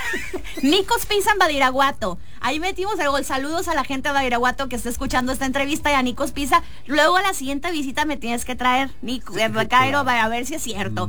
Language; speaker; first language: Spanish; native; Spanish